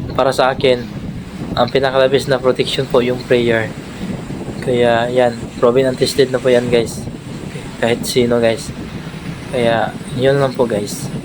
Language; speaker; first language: Filipino; non-native, local second language; Hiligaynon